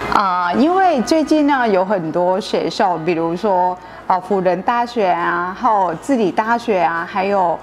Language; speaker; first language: Chinese; non-native, fluent; Vietnamese